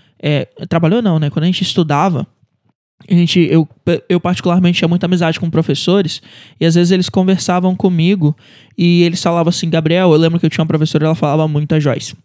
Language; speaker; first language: Portuguese; native; Portuguese